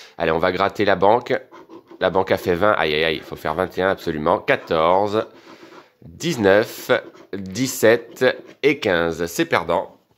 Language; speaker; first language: French; native; French